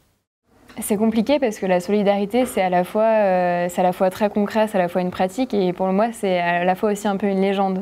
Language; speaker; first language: French; native; French